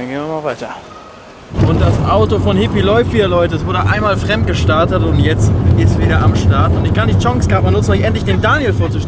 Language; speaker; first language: German; native; German